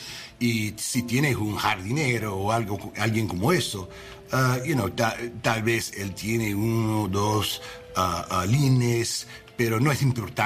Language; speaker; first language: Spanish; non-native, learner; English